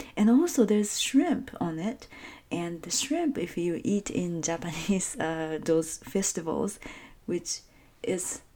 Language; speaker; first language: English; non-native, fluent; Japanese